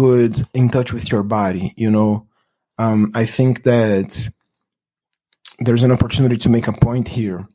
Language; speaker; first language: English; non-native, fluent; Portuguese